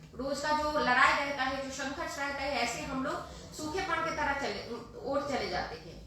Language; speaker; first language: Hindi; non-native, local second language; Bangla